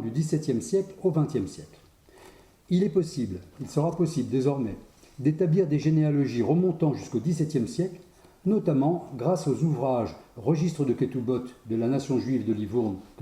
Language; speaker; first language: French; native; French